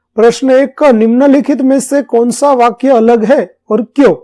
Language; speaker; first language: Hindi; non-native, local second language; Gujarati